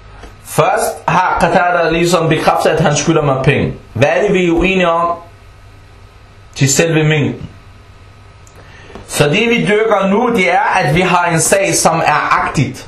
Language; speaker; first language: Danish; early bilingual, other home language; Arabic